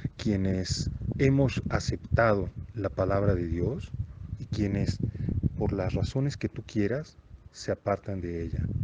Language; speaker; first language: Spanish; non-native, fluent; Italian